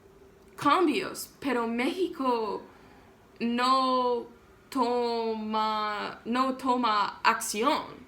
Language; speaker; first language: Spanish; non-native, learner; English